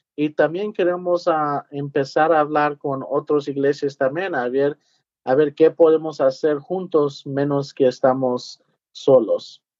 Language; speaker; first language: Spanish; early bilingual, heritage; Spanish